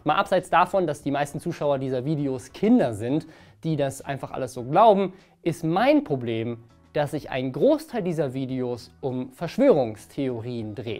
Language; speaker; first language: German; native; German